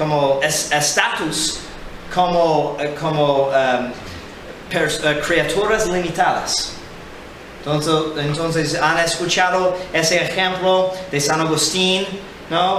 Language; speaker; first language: Spanish; non-native, fluent; English